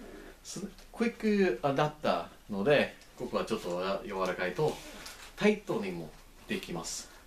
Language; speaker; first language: Japanese; non-native, learner; English